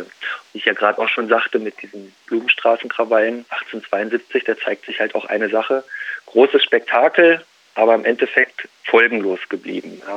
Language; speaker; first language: German; native; German